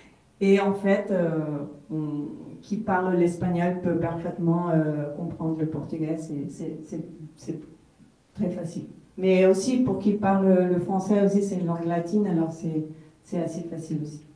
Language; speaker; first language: French; non-native, fluent; Spanish